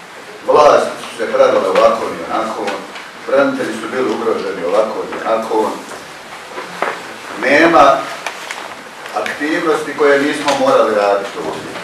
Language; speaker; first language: Croatian; native; Croatian